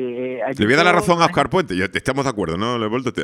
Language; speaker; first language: Spanish; native; Spanish